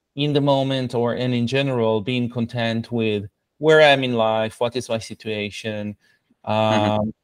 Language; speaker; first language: English; non-native, fluent; Hebrew